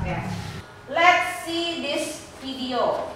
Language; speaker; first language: English; non-native, learner; Indonesian